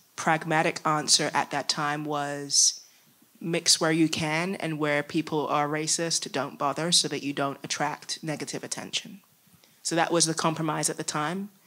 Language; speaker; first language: English; native; English